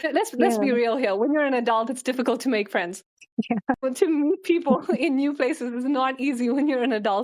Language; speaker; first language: English; early bilingual, other home language; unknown